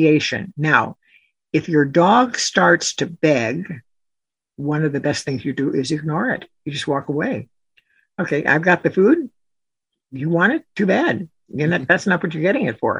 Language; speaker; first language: English; native; English